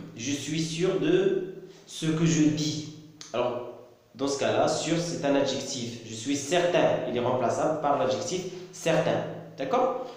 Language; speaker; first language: French; non-native, local second language; Arabic